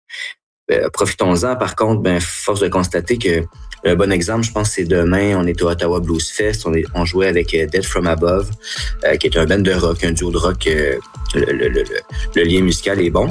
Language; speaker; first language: French; native; French